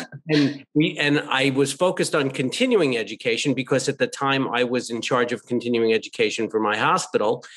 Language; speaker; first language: English; native; English